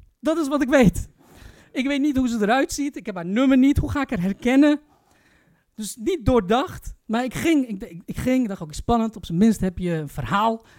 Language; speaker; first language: Dutch; early bilingual, other home language; Turkish